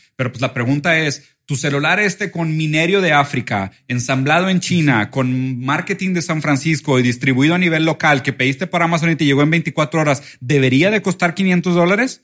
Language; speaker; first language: Spanish; early bilingual, other home language; Portuguese